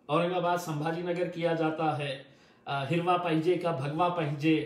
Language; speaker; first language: Hindi; non-native, local second language; Urdu